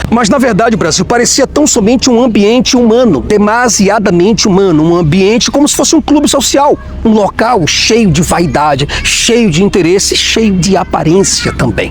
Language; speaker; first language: Portuguese; native; Portuguese